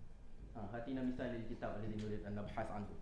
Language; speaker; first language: Arabic; non-native, fluent; Malay